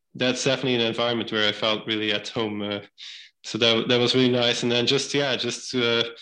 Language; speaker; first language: English; non-native, fluent; Dutch